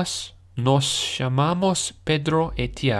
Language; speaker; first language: Portuguese; non-native, learner; English